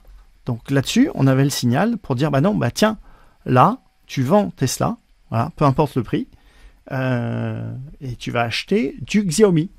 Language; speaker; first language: French; native; French